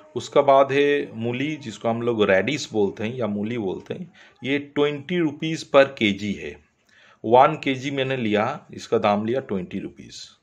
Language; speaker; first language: Hindi; non-native, local second language; Bangla